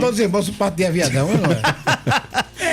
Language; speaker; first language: Portuguese; native; Portuguese